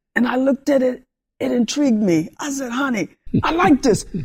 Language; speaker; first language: English; early bilingual, other home language; Spanish